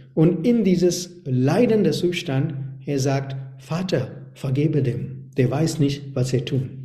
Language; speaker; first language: German; non-native, learner; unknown